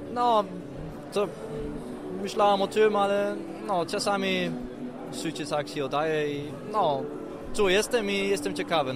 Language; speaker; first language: Polish; non-native, learner; Danish